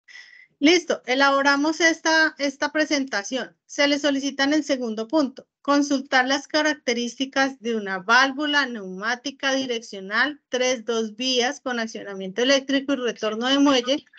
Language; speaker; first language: Spanish; native; Spanish